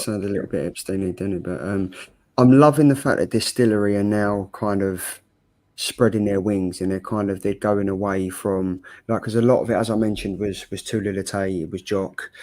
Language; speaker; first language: English; native; English